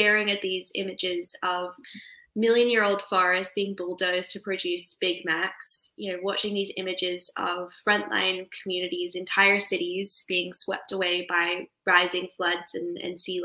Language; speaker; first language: English; native; English